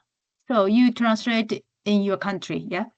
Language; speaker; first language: English; non-native, learner; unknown